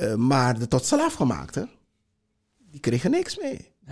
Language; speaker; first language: Dutch; non-native, local second language; Sranan Tongo